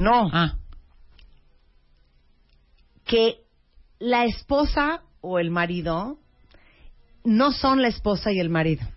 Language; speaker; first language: Spanish; native; Spanish